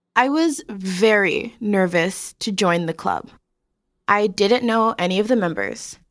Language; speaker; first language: English; native; English